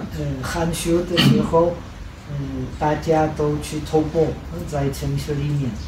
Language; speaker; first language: Chinese; non-native, fluent; Czech